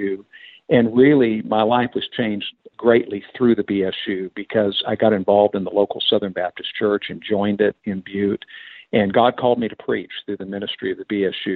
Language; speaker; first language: English; native; English